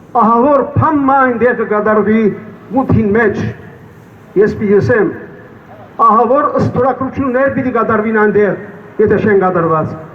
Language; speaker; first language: Armenian; early bilingual, heritage; Armenian